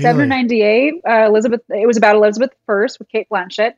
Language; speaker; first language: English; native; English